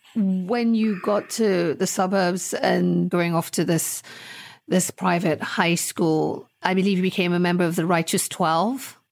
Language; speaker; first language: English; native; English